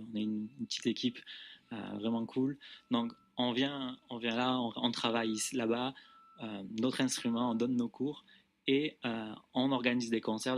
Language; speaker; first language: French; native; French